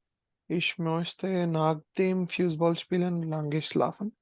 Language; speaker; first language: German; non-native, learner; Malayalam